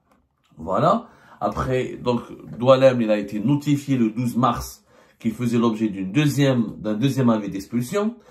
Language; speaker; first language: French; non-native, local second language; Arabic